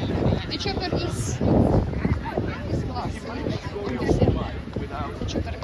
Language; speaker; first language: Swedish; non-native, learner; Russian